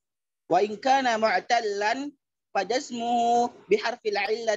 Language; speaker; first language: Arabic; non-native, learner; Indonesian